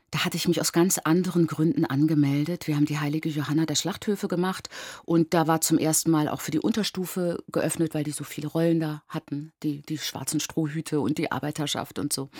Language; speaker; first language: German; early bilingual, other home language; Persian